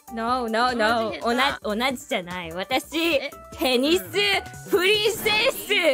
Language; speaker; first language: Japanese; non-native, learner; English